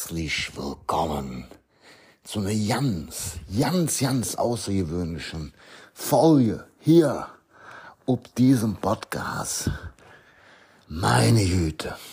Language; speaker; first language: German; native; German